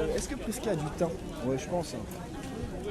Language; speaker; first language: French; native; French